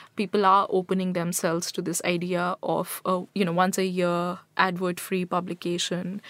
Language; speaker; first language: English; non-native, local second language; Hindi